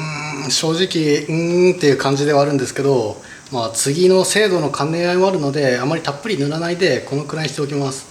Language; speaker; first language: Japanese; native; Japanese